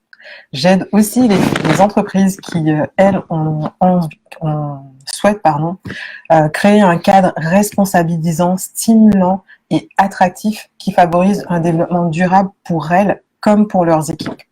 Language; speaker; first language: French; native; French